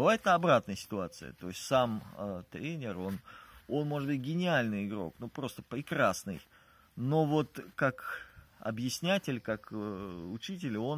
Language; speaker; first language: Russian; native; Russian